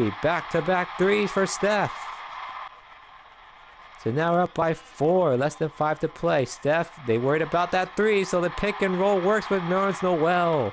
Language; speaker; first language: English; native; English